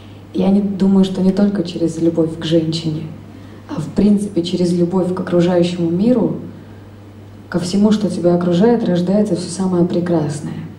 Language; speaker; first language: Russian; native; Russian